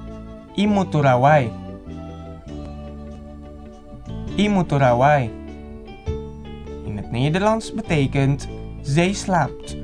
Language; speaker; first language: Dutch; non-native, fluent; Indonesian